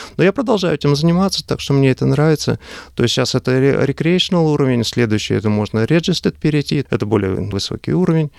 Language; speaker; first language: Russian; native; Russian